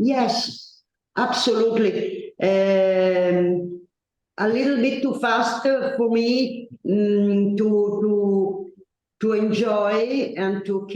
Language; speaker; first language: English; non-native, learner; Italian